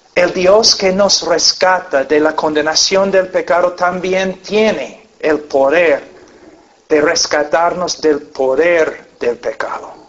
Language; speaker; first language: Spanish; non-native, fluent; English